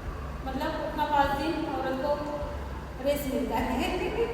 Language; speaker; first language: Hindi; non-native, local second language; Marathi